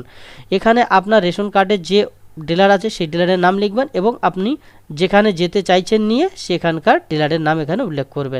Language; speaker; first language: Bangla; native; Bangla